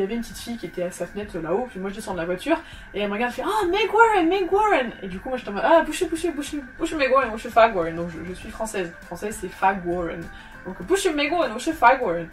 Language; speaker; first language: French; native; French